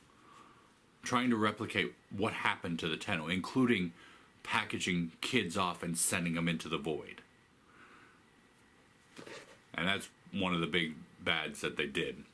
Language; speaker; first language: English; native; English